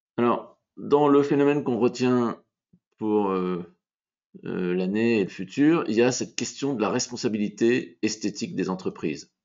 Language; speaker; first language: French; native; French